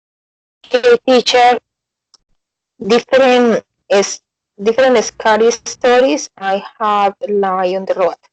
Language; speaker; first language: English; non-native, learner; Spanish